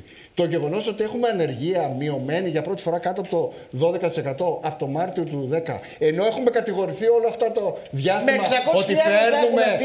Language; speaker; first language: Greek; native; Greek